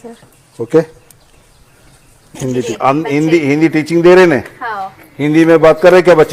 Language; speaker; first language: Hindi; non-native, local second language; Telugu